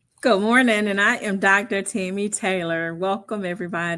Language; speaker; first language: English; native; English